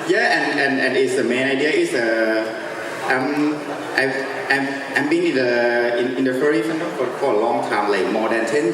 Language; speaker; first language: English; non-native, fluent; Thai